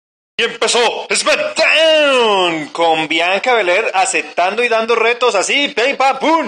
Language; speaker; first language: Spanish; native; Spanish